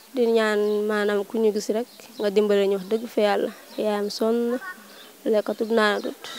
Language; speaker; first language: Wolof; native; Wolof